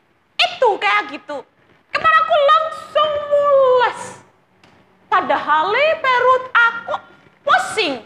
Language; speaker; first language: Indonesian; non-native, fluent; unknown